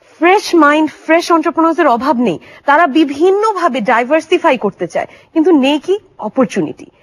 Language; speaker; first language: Bangla; native; Bangla